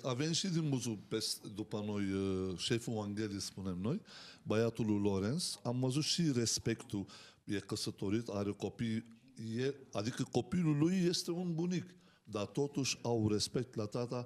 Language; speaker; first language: Romanian; non-native, learner; Turkish